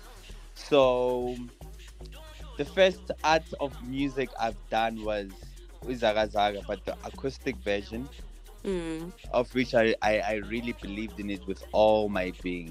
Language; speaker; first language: English; non-native, local second language; Zulu